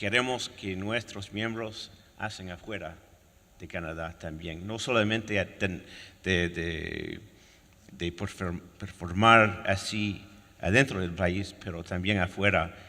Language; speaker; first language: Spanish; non-native, fluent; French